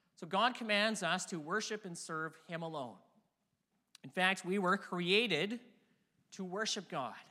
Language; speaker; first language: English; native; English